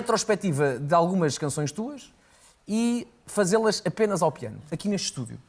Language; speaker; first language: Portuguese; native; Portuguese